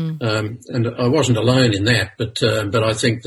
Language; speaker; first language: English; native; English